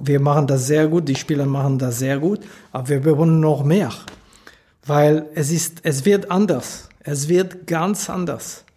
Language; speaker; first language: German; non-native, local second language; French